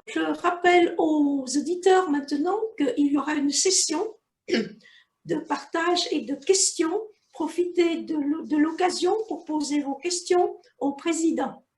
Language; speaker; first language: French; native; French